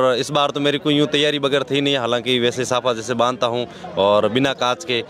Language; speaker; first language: Hindi; native; Hindi